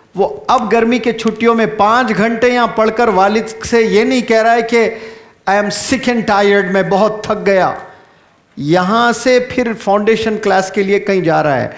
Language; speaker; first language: Urdu; native; Urdu